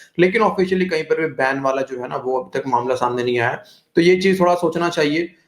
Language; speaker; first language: Hindi; native; Hindi